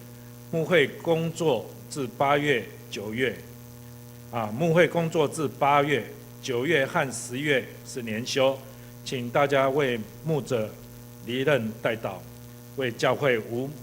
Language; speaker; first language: Chinese; native; Chinese